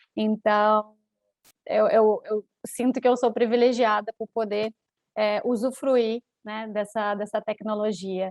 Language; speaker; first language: Portuguese; native; Portuguese